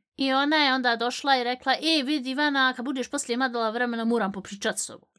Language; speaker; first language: Bosnian; early bilingual, heritage; Bosnian